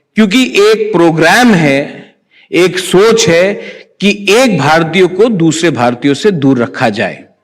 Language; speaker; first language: Hindi; non-native, local second language; Kok Borok